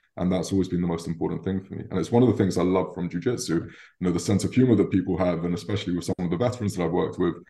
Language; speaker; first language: English; native; English